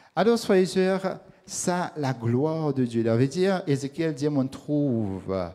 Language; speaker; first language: French; non-native, local second language; Morisyen